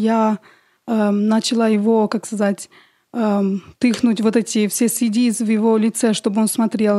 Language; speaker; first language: Russian; early bilingual, heritage; Russian